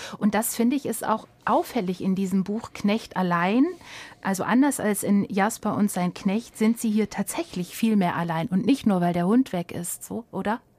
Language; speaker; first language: German; native; German